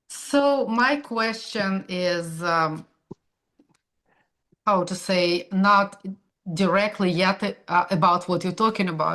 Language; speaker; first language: English; non-native, fluent; Russian